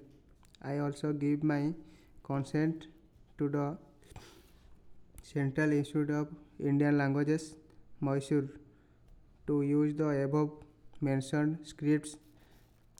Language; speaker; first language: English; non-native, local second language; Odia